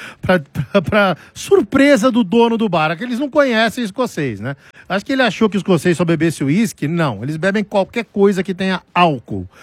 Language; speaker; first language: Portuguese; native; Portuguese